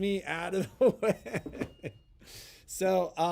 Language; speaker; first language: English; native; English